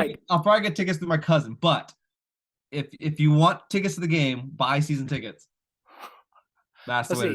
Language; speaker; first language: English; native; English